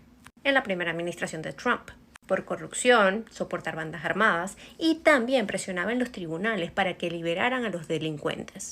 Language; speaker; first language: Spanish; native; Spanish